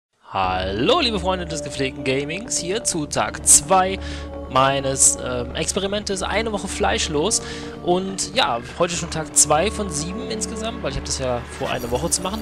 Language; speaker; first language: German; native; German